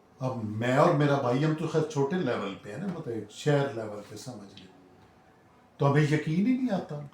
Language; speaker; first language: Urdu; non-native, local second language; Punjabi